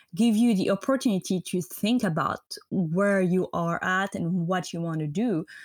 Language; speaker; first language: English; non-native, fluent; French